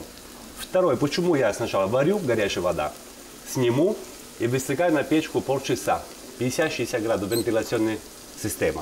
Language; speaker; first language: Russian; non-native, learner; Italian